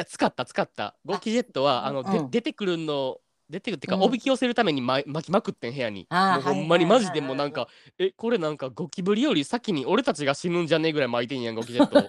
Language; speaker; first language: Japanese; native; Japanese